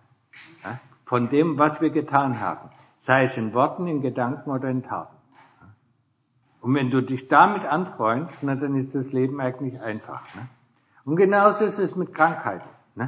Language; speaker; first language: German; non-native, fluent; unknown